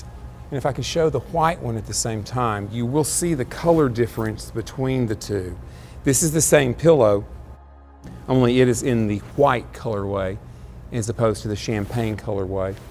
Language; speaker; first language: English; native; English